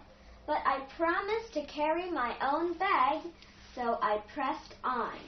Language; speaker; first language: English; non-native, fluent; Chinese